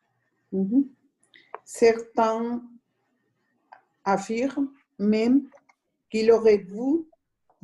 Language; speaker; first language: French; non-native, fluent; Spanish